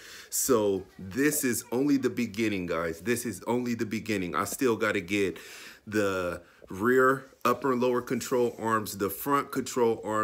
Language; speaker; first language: English; native; English